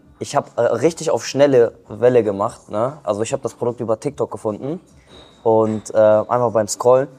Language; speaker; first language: German; early bilingual, other home language; Kurdish